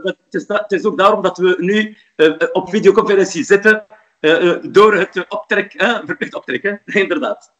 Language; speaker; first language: Dutch; non-native, fluent; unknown